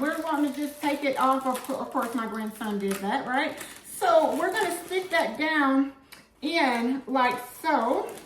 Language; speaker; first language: English; native; English